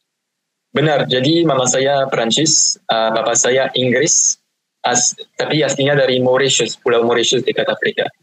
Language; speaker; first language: Indonesian; non-native, fluent; French